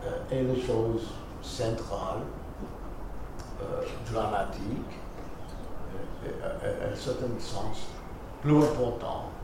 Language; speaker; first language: French; non-native, fluent; English